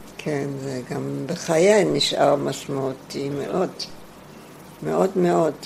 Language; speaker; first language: Hebrew; non-native, fluent; German